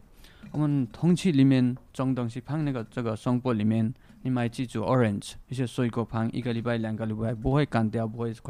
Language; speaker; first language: Chinese; non-native, fluent; Nepali